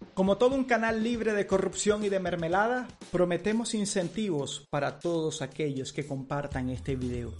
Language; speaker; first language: Spanish; native; Spanish